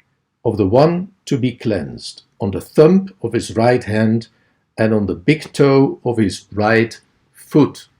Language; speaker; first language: English; non-native, fluent; Dutch